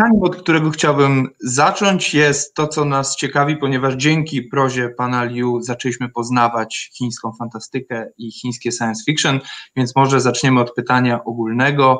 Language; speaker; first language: Polish; native; Polish